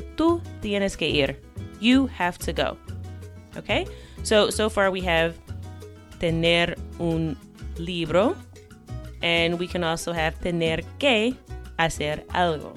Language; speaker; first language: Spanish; non-native, fluent; English